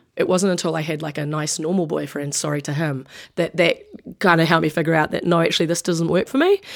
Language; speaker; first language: English; native; English